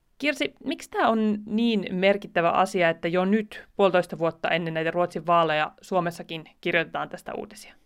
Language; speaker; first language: Finnish; native; Finnish